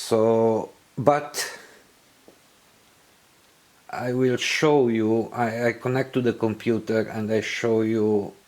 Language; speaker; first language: English; non-native, learner; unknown